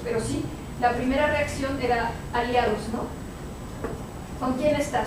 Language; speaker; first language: Spanish; native; Spanish